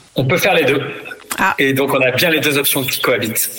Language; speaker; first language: French; native; French